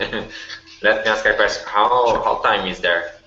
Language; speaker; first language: English; non-native, learner; Portuguese